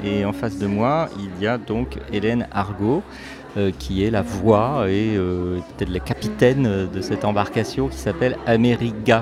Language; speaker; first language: French; native; French